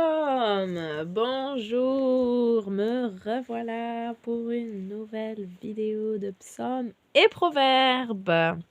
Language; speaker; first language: French; native; French